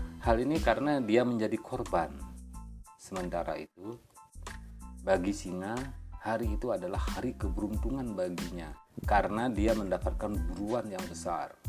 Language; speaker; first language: Indonesian; native; Indonesian